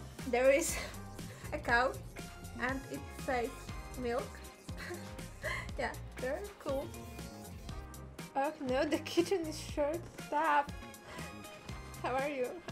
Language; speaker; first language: English; non-native, fluent; Polish